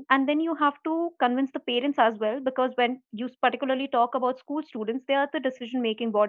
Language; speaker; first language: English; non-native, local second language; Hindi